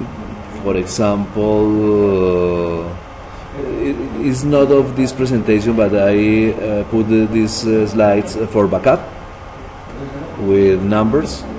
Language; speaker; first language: English; non-native, learner; Spanish